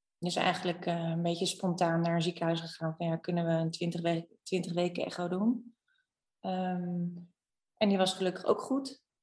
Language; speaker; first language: Dutch; native; Dutch